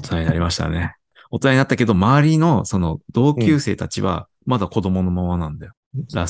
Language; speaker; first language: Japanese; native; Japanese